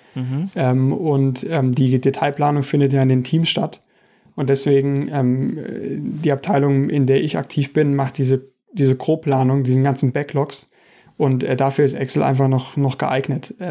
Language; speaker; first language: German; native; German